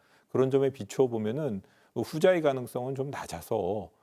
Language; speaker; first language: Korean; native; Korean